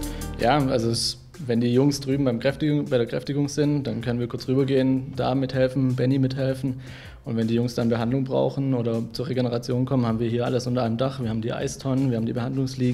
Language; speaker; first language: German; native; German